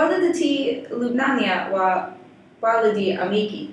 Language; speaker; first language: Arabic; non-native, learner; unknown